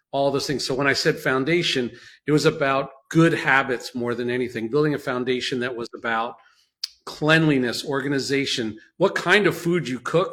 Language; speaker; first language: English; native; English